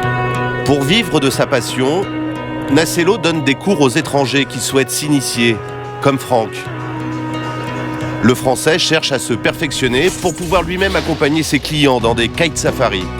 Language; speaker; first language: French; native; French